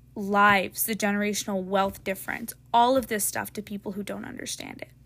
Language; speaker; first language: English; native; English